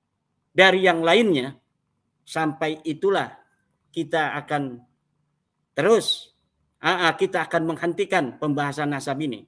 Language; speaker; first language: Indonesian; native; Indonesian